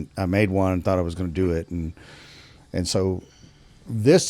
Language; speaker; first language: English; native; English